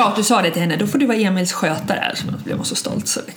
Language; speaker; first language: Swedish; native; Swedish